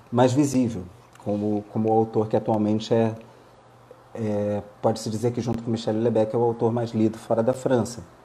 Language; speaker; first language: Portuguese; native; Portuguese